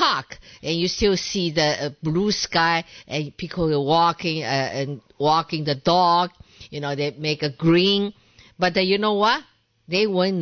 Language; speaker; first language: English; non-native, learner; Chinese